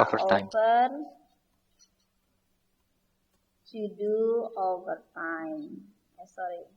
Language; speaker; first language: English; non-native, learner; Indonesian